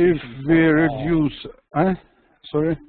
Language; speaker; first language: English; non-native, learner; Russian